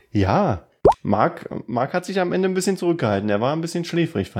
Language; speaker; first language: German; native; German